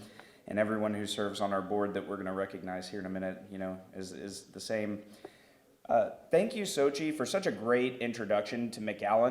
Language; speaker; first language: English; native; English